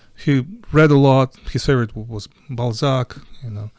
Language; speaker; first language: English; non-native, fluent; Ukrainian